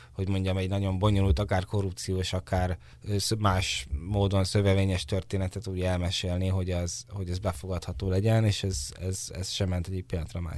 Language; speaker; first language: Hungarian; native; Hungarian